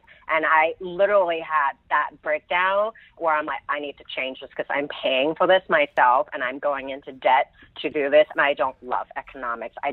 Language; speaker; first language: English; non-native, local second language; Cantonese